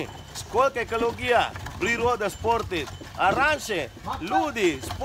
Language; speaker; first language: Russian; non-native, learner; Sinhala